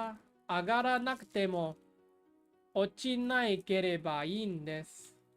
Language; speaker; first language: Japanese; non-native, learner; English